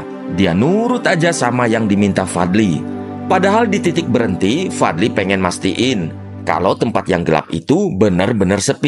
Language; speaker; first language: Indonesian; native; Indonesian